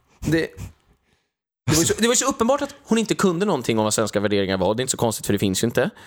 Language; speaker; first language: Swedish; native; Swedish